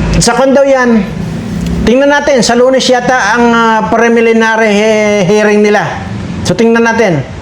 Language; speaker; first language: Filipino; native; Filipino